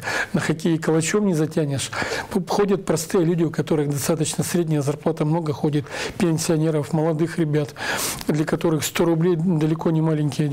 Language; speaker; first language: Russian; native; Russian